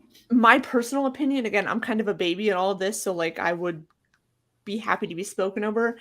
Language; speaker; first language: English; native; English